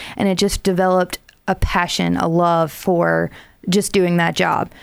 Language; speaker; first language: English; native; English